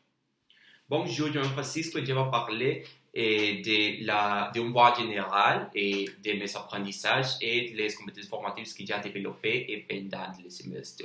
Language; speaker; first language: French; non-native, learner; Spanish